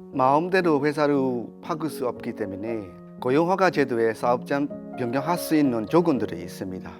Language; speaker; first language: Korean; non-native, fluent; Burmese